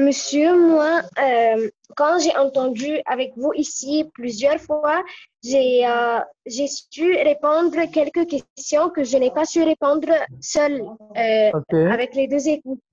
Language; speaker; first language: French; non-native, learner; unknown